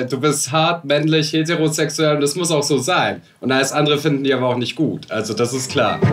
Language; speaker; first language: German; native; German